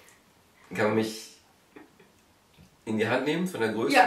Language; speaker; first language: German; native; German